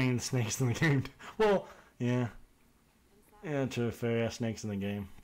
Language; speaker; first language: English; native; English